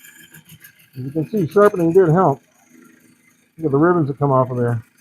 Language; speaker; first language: English; native; English